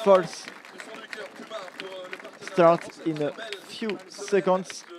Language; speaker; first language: English; non-native, learner; French